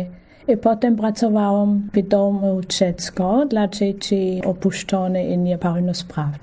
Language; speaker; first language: Polish; non-native, fluent; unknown